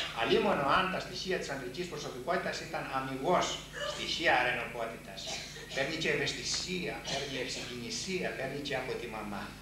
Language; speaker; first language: Greek; native; Greek